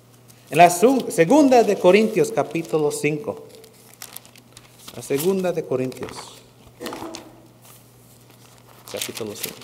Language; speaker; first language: Spanish; non-native, fluent; English